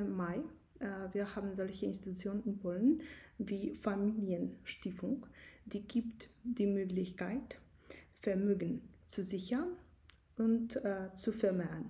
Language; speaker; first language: German; non-native, learner; Polish